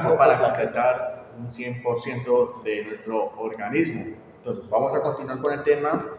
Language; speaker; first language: Spanish; native; Spanish